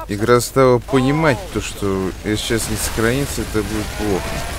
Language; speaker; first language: Russian; native; Russian